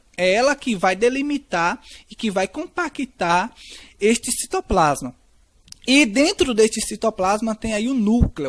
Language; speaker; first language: Portuguese; native; Portuguese